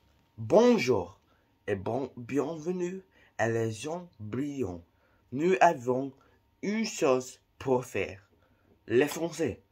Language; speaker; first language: French; non-native, learner; English